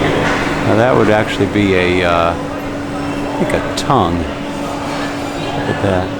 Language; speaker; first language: English; native; English